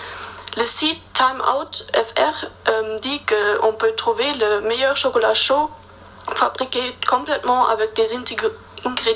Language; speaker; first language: French; non-native, learner; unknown